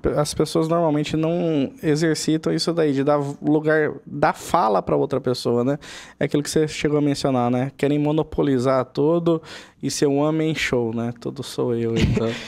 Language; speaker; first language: Portuguese; native; Portuguese